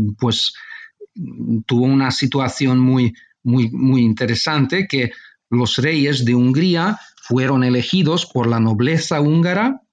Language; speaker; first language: Spanish; non-native, fluent; Hungarian